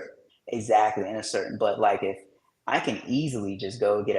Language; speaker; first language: English; native; English